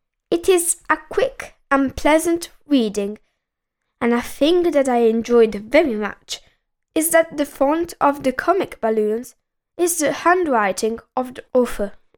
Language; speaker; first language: English; non-native, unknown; Italian